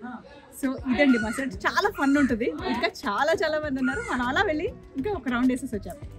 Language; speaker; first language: Telugu; native; Telugu